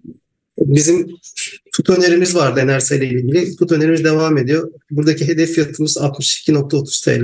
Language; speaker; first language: Turkish; native; Turkish